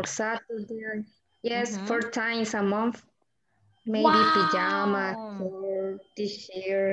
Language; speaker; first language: English; non-native, learner; Spanish